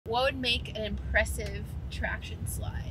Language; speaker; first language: English; native; English